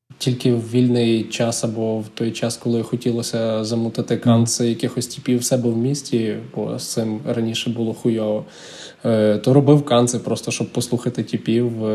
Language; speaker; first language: Ukrainian; native; Ukrainian